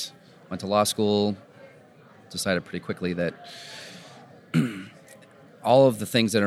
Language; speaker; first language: English; native; English